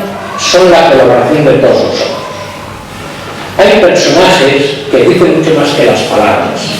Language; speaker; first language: Spanish; native; Spanish